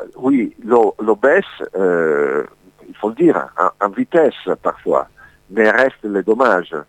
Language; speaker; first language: French; non-native, fluent; Italian